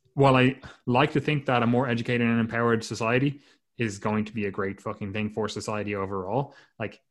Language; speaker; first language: English; native; English